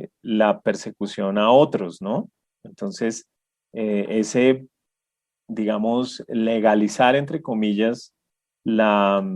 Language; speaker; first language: Spanish; native; Spanish